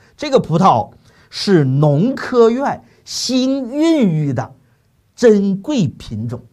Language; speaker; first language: Chinese; native; Chinese